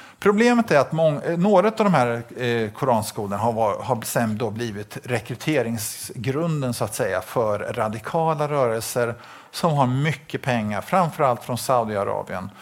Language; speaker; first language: Swedish; native; Swedish